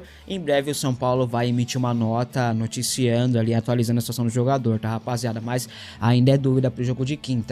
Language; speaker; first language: Portuguese; native; Portuguese